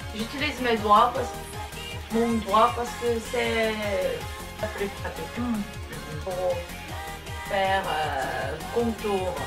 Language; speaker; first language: French; non-native, learner; Japanese